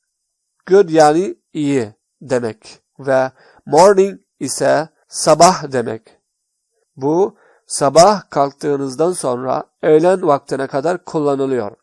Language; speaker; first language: Turkish; non-native, fluent; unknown